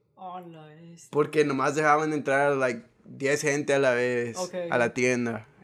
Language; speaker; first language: Spanish; early bilingual, heritage; Spanish